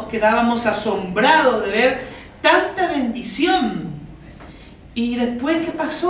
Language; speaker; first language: Spanish; native; Spanish